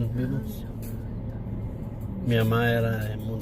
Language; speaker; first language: Spanish; early bilingual, heritage; English